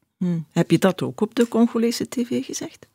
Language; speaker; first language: Dutch; native; Dutch